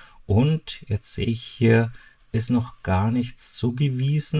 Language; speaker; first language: German; native; German